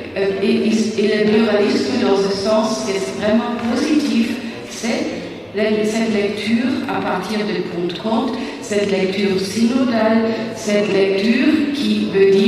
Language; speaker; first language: French; non-native, fluent; German